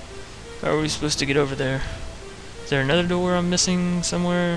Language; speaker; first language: English; native; English